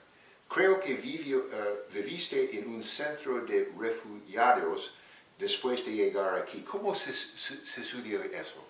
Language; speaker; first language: Spanish; non-native, fluent; English